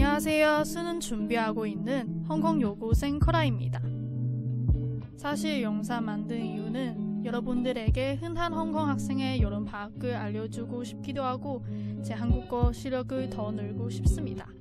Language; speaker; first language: Korean; non-native, learner; Cantonese